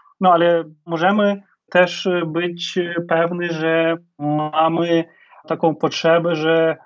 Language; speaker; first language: Polish; non-native, fluent; Ukrainian